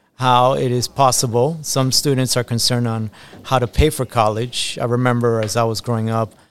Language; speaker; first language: English; early bilingual, other home language; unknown